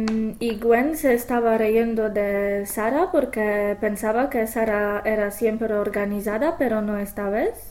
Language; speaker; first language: Spanish; non-native, fluent; English